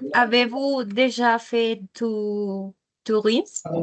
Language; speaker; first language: French; non-native, learner; Spanish